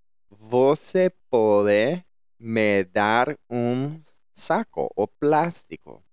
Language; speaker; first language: Portuguese; non-native, learner; English